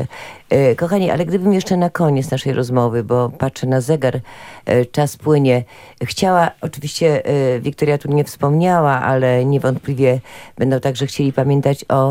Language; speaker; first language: Polish; native; Polish